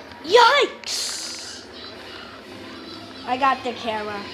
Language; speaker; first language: English; native; English